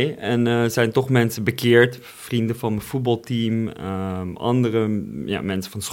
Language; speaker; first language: Dutch; non-native, fluent; Russian